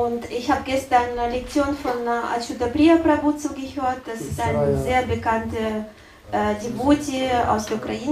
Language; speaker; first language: German; non-native, learner; Russian